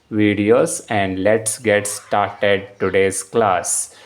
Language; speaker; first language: English; non-native, local second language; Kannada